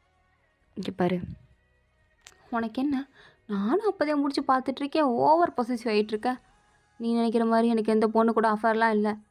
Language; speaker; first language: Tamil; native; Tamil